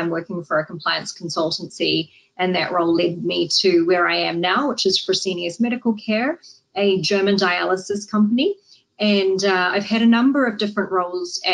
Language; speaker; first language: English; native; English